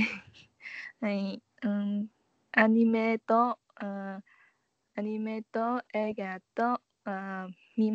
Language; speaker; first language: Japanese; non-native, learner; Vietnamese